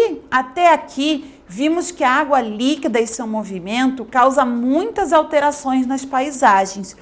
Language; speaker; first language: Portuguese; native; Portuguese